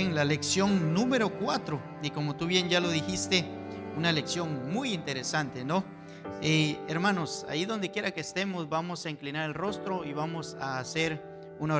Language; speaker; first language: Spanish; native; Spanish